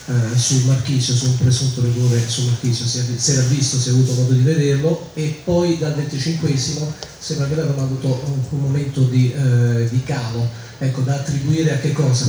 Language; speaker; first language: Italian; native; Italian